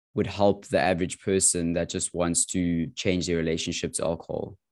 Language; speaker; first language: English; native; English